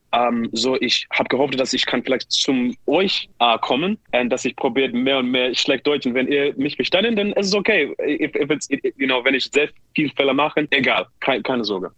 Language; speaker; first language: German; non-native, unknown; English